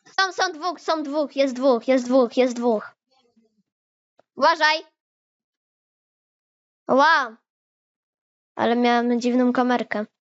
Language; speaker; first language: Polish; native; Polish